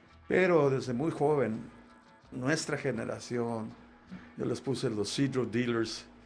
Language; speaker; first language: Spanish; early bilingual, heritage; Spanish